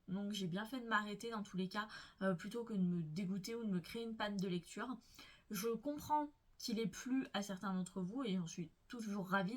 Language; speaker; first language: French; native; French